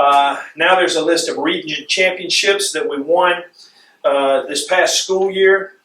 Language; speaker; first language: English; native; English